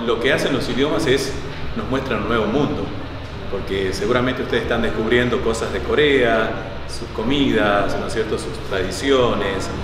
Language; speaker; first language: Spanish; native; Spanish